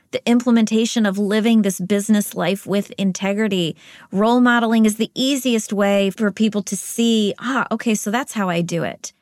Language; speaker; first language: English; native; English